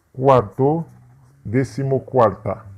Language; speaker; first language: Spanish; non-native, fluent; Haitian Creole